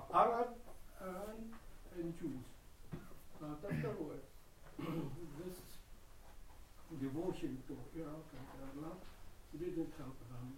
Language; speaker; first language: English; non-native, fluent; Arabic